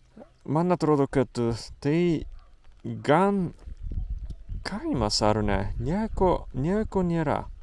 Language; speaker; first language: Lithuanian; non-native, fluent; Japanese